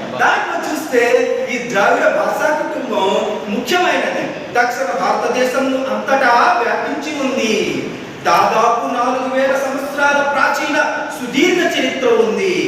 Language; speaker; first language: Telugu; non-native, local second language; Odia